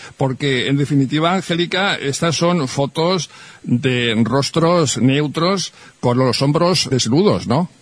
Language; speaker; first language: Spanish; native; Spanish